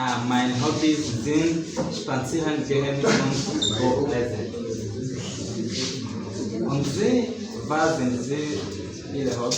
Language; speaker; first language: German; non-native, learner; Kinyarwanda